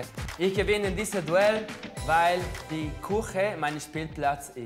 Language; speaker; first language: German; non-native, learner; Spanish